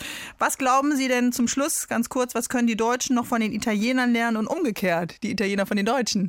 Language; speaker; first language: German; native; German